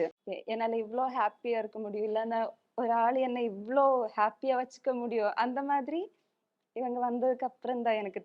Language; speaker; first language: Tamil; non-native, local second language; Malayalam